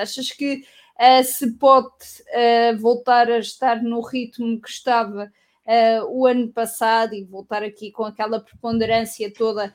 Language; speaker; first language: Portuguese; native; Portuguese